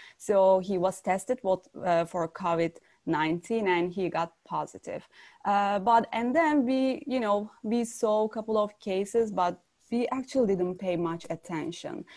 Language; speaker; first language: English; non-native, fluent; Turkish